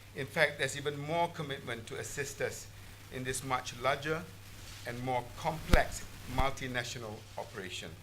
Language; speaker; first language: English; non-native, local second language; Malay